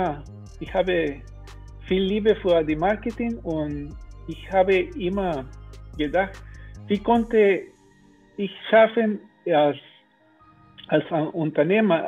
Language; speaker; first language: German; non-native, learner; Spanish